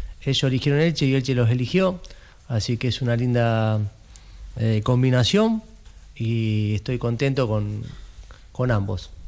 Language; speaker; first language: Spanish; native; Spanish